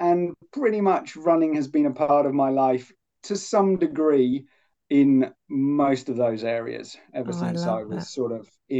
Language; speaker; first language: English; native; English